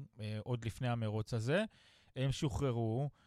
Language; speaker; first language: Hebrew; native; Hebrew